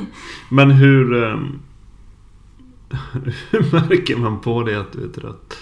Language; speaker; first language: Swedish; native; Swedish